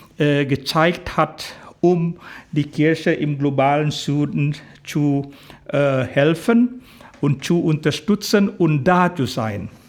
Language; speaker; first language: German; non-native, learner; Indonesian